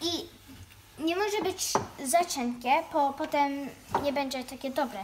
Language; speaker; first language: Polish; early bilingual, heritage; Polish